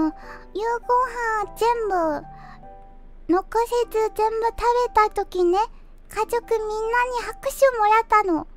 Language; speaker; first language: Japanese; non-native, fluent; Korean